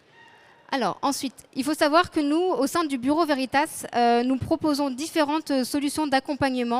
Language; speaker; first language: French; native; French